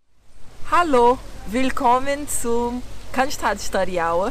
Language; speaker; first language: German; non-native, fluent; Portuguese